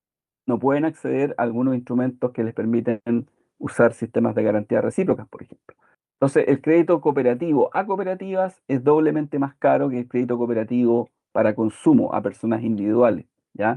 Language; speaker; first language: Spanish; native; Spanish